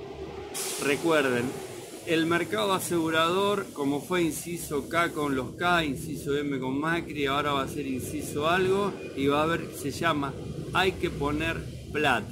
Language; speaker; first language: Spanish; native; Spanish